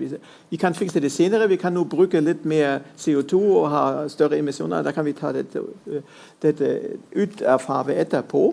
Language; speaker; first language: Norwegian; non-native, fluent; German